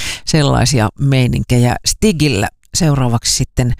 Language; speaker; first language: Finnish; native; Finnish